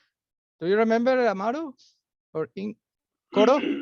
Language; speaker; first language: English; non-native, fluent; Spanish